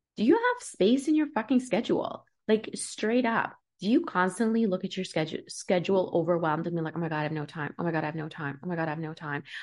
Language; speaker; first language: English; early bilingual, other home language; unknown